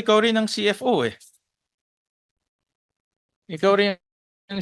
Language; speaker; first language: Filipino; native; Filipino